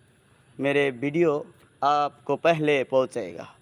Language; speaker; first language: Hindi; non-native, learner; Bangla